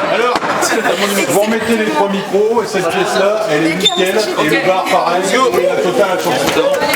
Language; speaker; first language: French; native; French